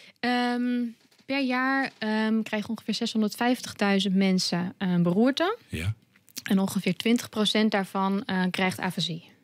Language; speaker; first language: Dutch; native; Dutch